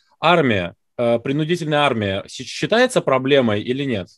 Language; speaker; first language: Russian; native; Russian